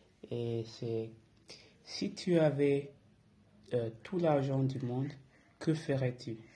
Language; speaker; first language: French; early bilingual, other home language; English